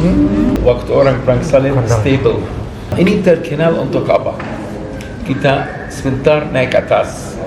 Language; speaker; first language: Indonesian; non-native, learner; Arabic